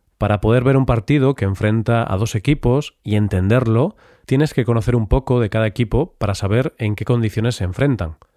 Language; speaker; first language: Spanish; native; Spanish